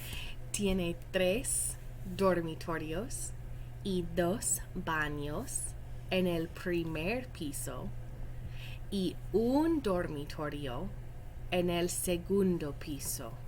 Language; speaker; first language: Spanish; non-native, fluent; English